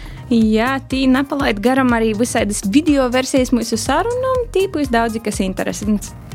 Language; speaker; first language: Latvian; native; Latvian